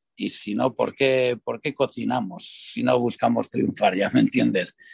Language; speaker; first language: Spanish; native; Spanish